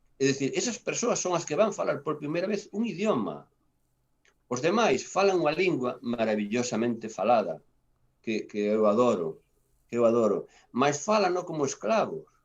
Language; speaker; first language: Galician; non-native, local second language; Spanish